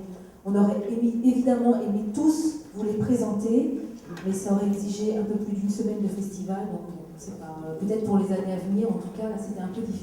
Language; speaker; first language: French; native; French